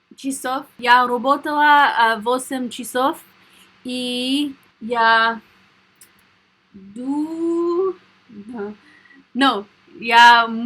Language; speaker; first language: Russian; non-native, learner; English